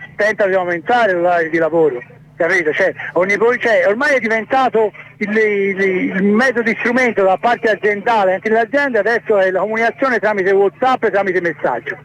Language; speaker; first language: Italian; native; Italian